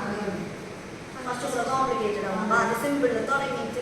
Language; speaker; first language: Malayalam; native; Malayalam